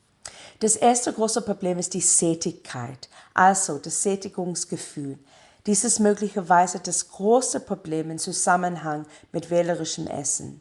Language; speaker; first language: German; non-native, learner; English